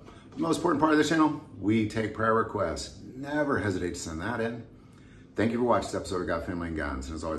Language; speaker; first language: English; native; English